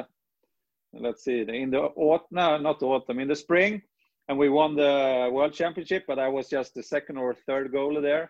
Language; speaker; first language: English; non-native, fluent; Swedish